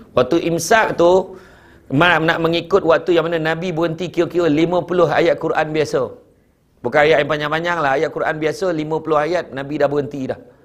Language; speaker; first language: Malay; native; Malay